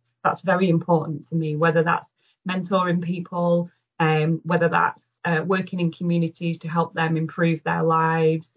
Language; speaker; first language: English; native; English